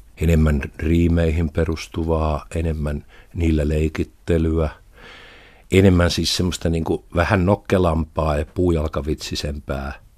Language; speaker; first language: Finnish; native; Finnish